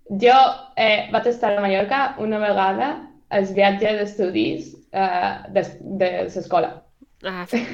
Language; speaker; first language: Catalan; non-native, local second language; Spanish